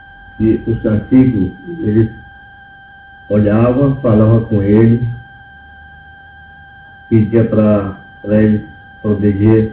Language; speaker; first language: Portuguese; non-native, local second language; Yanomámi